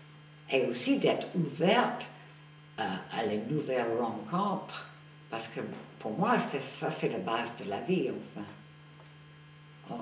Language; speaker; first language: French; non-native, fluent; English